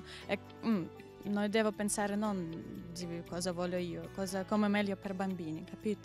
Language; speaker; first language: Italian; non-native, learner; Ukrainian